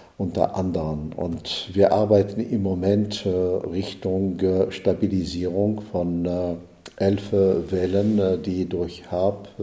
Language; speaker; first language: German; non-native, fluent; Arabic